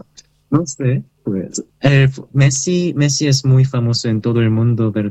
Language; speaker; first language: Spanish; non-native, learner; Chinese